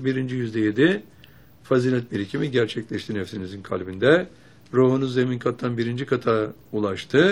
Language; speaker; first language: Turkish; native; Turkish